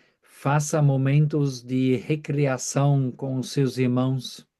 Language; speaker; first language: Portuguese; non-native, fluent; German